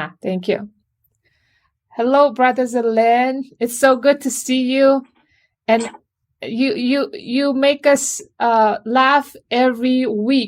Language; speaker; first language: English; non-native, fluent; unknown